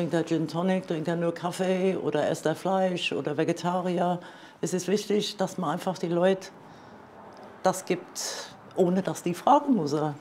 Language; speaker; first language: German; non-native, fluent; English